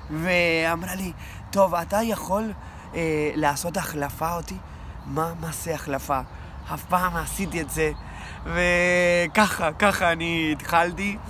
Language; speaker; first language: Hebrew; non-native, learner; Spanish